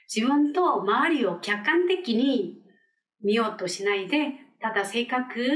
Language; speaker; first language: Japanese; non-native, fluent; Korean